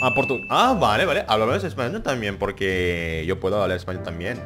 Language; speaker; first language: Spanish; non-native, learner; Indonesian